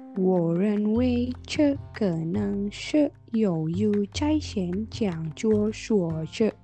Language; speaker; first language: Chinese; non-native, learner; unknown